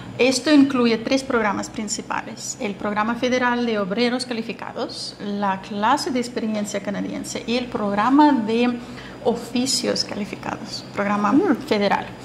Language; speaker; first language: Spanish; non-native, fluent; Ukrainian